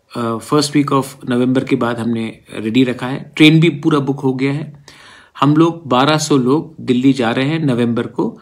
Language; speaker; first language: Hindi; non-native, local second language; Kok Borok